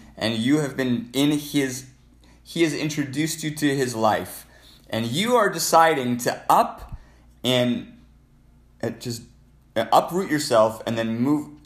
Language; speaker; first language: English; native; English